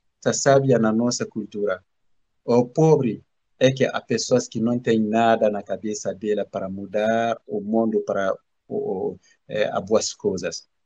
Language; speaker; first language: Portuguese; non-native, learner; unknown